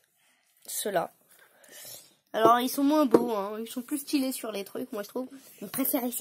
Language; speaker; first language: French; native; French